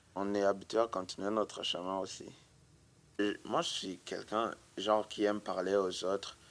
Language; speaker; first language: French; non-native, local second language; Rundi